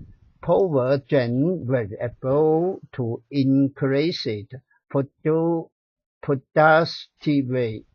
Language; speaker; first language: English; non-native, learner; Chinese